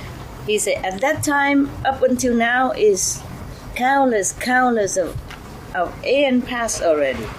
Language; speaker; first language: English; non-native, fluent; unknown